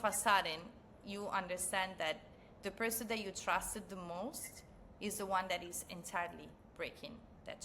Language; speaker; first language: English; non-native, fluent; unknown